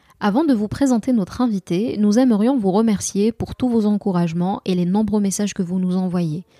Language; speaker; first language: French; non-native, local second language; Arabic